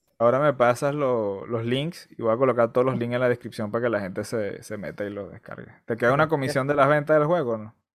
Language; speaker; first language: Spanish; native; Spanish